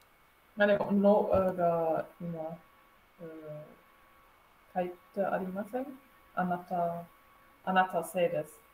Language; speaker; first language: Japanese; non-native, learner; German